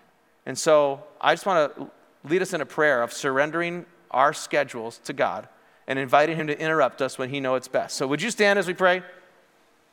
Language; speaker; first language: English; native; English